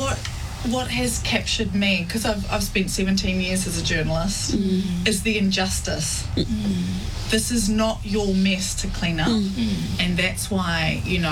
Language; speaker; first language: English; native; English